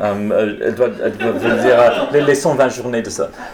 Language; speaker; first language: French; non-native, fluent; English